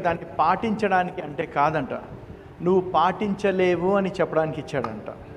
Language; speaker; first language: Telugu; native; Telugu